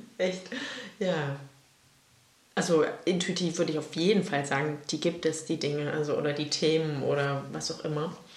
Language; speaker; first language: German; early bilingual, other home language; Russian